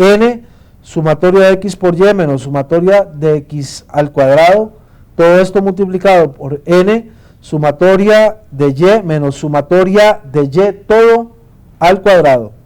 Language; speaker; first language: Spanish; native; Spanish